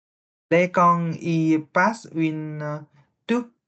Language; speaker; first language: French; non-native, learner; Vietnamese